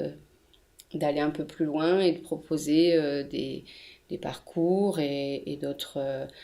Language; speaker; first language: French; native; French